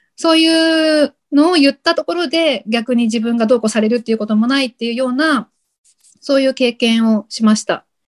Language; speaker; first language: Japanese; native; Japanese